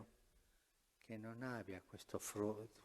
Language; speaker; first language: Italian; non-native, fluent; Spanish